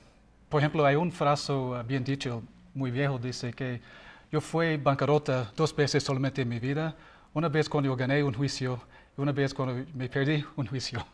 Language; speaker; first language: Spanish; non-native, learner; English